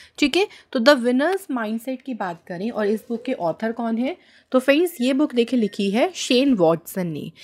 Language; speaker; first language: Hindi; native; Hindi